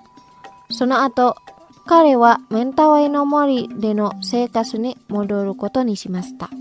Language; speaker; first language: Japanese; non-native, fluent; Indonesian